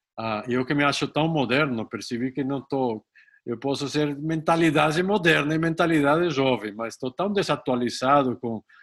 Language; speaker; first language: Portuguese; non-native, fluent; Spanish